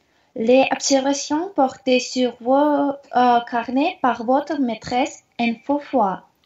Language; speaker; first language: French; non-native, learner; Russian